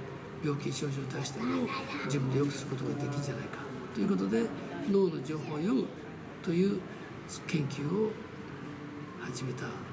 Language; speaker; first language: Japanese; early bilingual, other home language; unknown